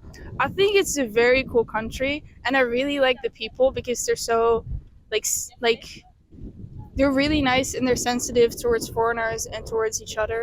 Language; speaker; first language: English; non-native, fluent; Dutch